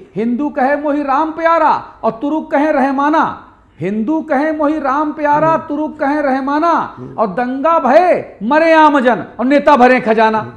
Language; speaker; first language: Hindi; native; Hindi